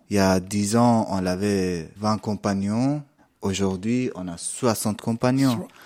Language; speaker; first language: French; non-native, fluent; Persian